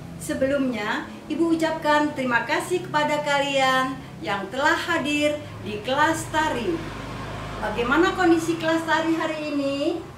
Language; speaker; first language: Indonesian; native; Indonesian